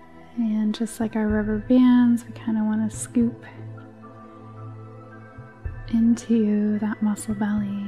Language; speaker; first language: English; native; English